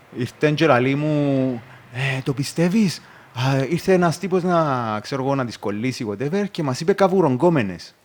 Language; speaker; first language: Greek; native; Greek